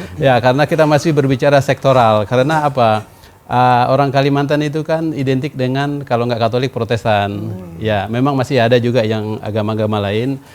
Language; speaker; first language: Indonesian; non-native, local second language; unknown